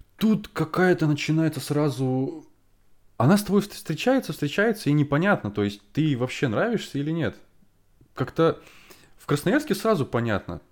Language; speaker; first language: Russian; native; Russian